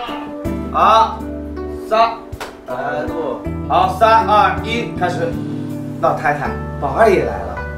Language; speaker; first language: Chinese; native; Chinese